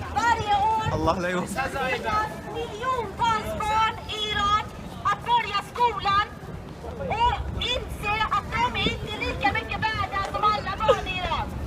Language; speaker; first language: Swedish; non-native, fluent; Azerbaijani